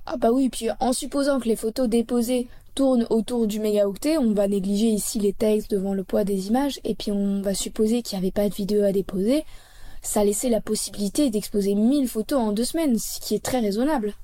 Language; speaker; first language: French; native; French